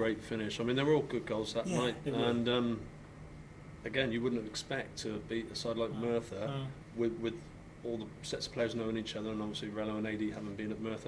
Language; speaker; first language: English; native; English